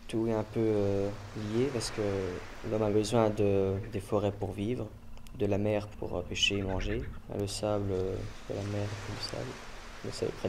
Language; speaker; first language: French; native; French